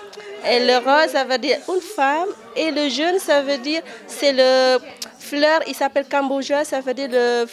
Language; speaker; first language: French; non-native, learner; Indonesian